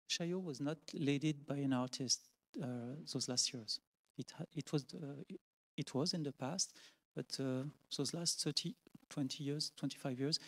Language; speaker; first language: English; non-native, fluent; French